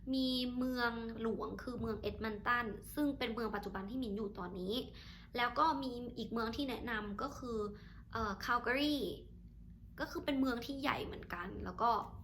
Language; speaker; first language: Thai; native; Thai